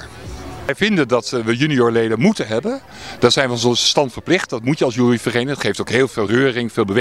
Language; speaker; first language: Dutch; native; Dutch